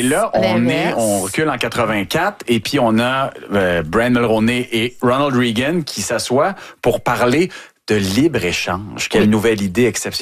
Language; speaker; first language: French; native; French